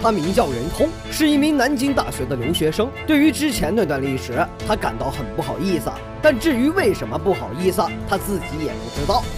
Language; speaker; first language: Chinese; native; Chinese